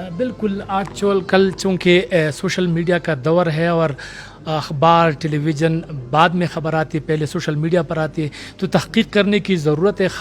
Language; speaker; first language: Urdu; non-native, local second language; Pashto